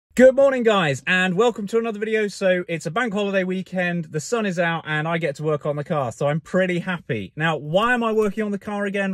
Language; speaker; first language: English; native; English